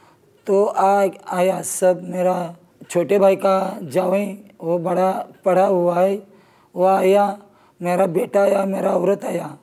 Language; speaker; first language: Hindi; non-native, local second language; Marathi